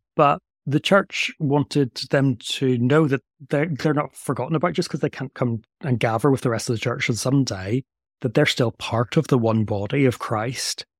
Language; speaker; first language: English; native; English